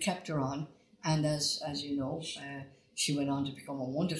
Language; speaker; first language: English; native; English